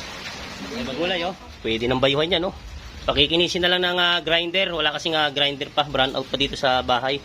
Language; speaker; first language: Filipino; native; Filipino